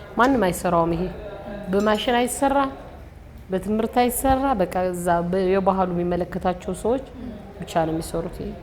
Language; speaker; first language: Amharic; non-native, local second language; Tigrinya